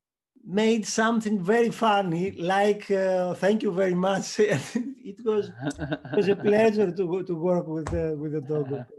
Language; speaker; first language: English; non-native, fluent; Greek